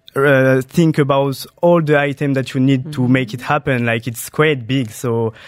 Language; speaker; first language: English; non-native, fluent; French